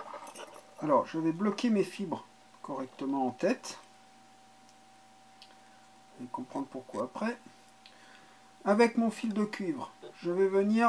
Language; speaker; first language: French; native; French